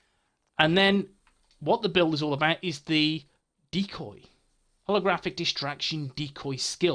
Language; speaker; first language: English; native; English